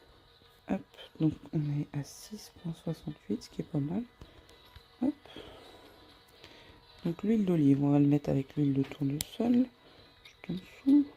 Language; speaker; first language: French; native; French